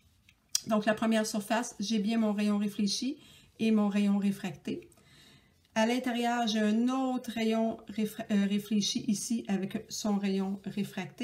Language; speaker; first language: French; native; French